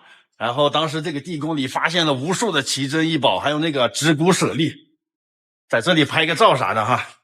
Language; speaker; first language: Chinese; native; Chinese